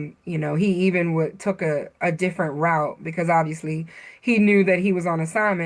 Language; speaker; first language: English; native; English